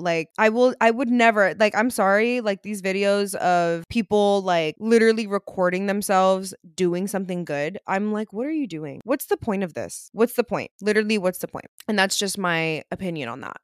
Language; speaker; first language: English; early bilingual, other home language; Spanish